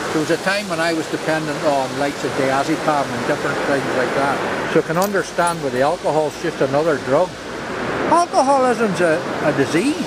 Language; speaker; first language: English; native; English